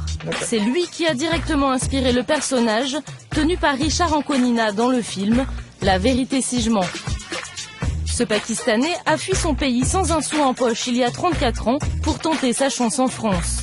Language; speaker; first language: French; native; French